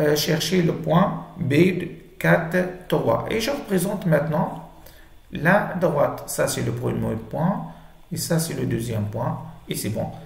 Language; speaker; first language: French; non-native, local second language; Arabic